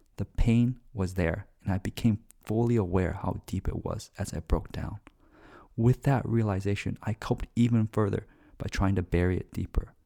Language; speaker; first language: English; native; English